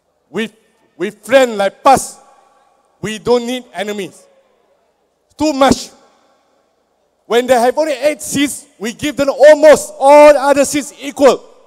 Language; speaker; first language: English; non-native, local second language; Chinese